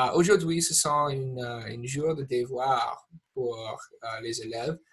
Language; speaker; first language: French; non-native, learner; English